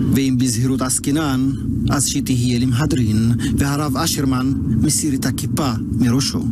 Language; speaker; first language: Hebrew; non-native, local second language; Arabic